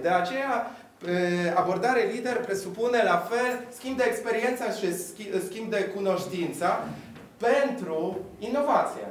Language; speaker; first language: Romanian; non-native, fluent; Polish